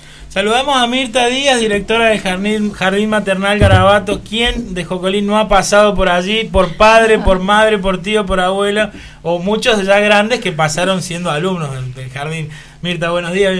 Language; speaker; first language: Spanish; native; Spanish